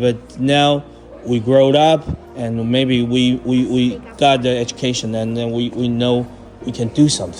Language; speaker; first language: English; non-native, fluent; Chinese